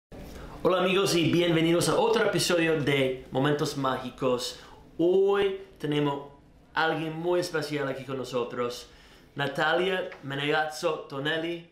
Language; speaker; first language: Spanish; non-native, learner; English